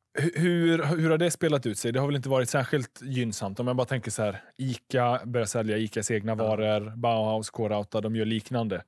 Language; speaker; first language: Swedish; native; Swedish